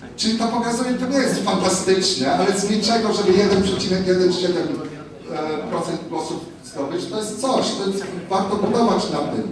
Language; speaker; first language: Polish; non-native, fluent; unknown